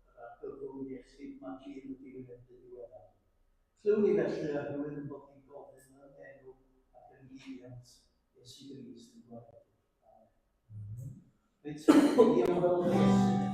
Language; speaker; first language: Welsh; native; Welsh